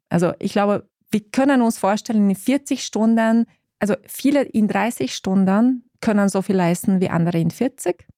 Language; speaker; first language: German; non-native, fluent; Hungarian